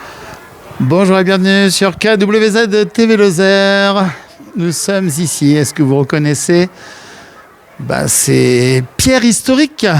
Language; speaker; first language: French; native; French